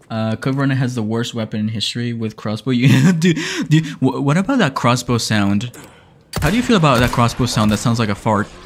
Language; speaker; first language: English; non-native, fluent; Spanish